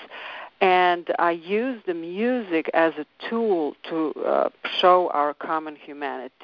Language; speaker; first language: English; non-native, fluent; Serbian